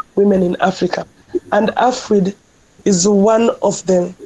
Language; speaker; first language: English; non-native, local second language; Luo (Kenya and Tanzania)